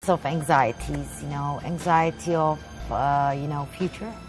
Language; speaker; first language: English; non-native, fluent; Turkish